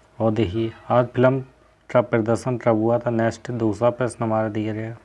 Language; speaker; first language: Hindi; native; Hindi